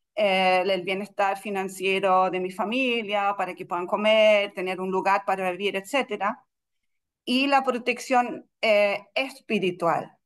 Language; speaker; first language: Spanish; non-native, fluent; Russian